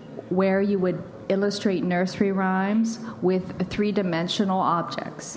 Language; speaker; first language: English; native; English